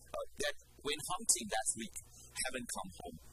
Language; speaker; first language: English; non-native, fluent; Chinese